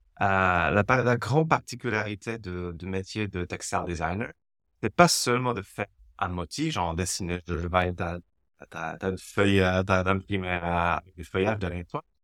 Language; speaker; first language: French; non-native, fluent; Slovak